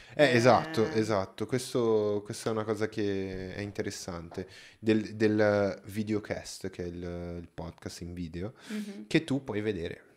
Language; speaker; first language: Italian; non-native, fluent; Portuguese